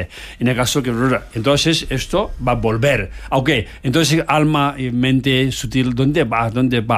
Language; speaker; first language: Spanish; non-native, learner; Tibetan